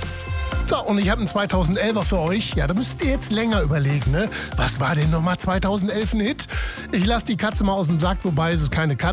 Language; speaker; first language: German; native; German